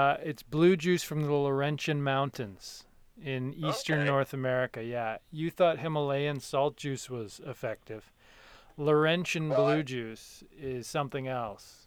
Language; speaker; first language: English; native; English